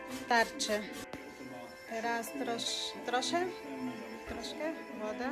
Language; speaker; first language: Polish; non-native, learner; Portuguese